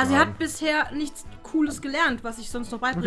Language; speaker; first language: German; native; German